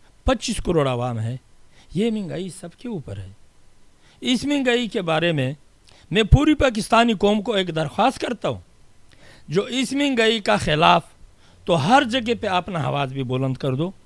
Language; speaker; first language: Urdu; non-native, local second language; Pashto